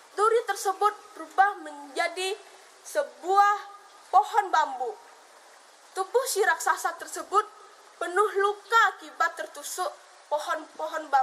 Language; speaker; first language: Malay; non-native, local second language; Balinese